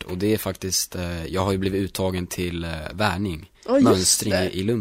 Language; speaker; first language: Swedish; native; Swedish